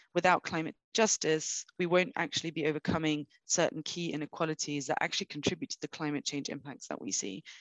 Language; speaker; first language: English; native; English